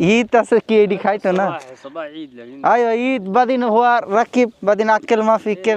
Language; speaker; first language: Arabic; non-native, learner; Bangla